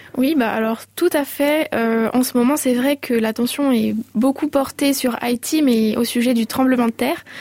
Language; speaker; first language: French; native; French